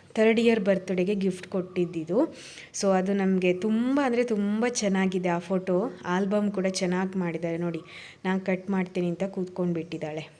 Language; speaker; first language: Kannada; non-native, local second language; Tulu